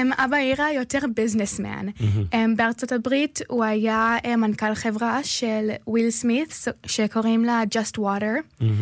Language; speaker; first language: Hebrew; early bilingual, heritage; Hebrew